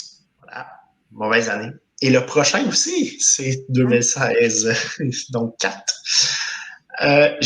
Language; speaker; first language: French; native; French